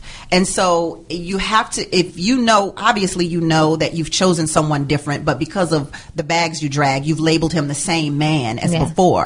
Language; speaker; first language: English; native; English